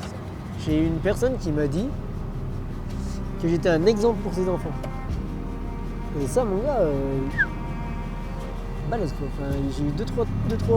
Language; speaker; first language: French; native; French